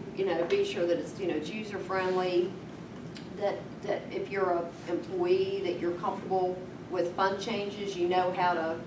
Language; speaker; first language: English; native; English